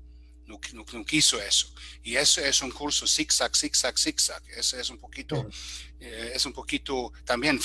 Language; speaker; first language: Spanish; non-native, fluent; German